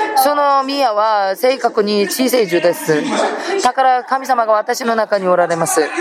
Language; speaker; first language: Japanese; non-native, fluent; Korean